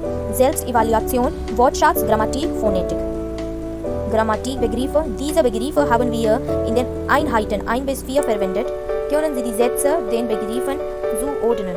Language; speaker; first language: German; non-native, fluent; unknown